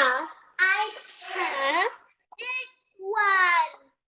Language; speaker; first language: English; non-native, learner; Vietnamese